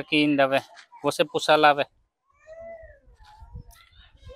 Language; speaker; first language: Portuguese; non-native, learner; Vietnamese